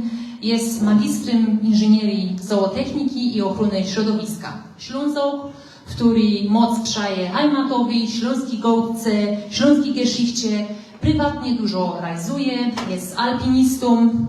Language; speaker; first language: Polish; native; Polish